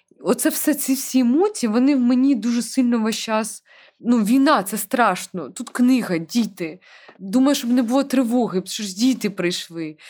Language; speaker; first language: Ukrainian; non-native, local second language; Russian